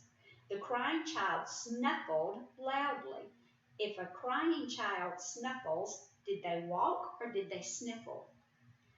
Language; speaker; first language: English; native; English